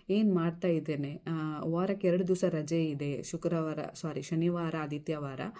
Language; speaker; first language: Kannada; non-native, local second language; Konkani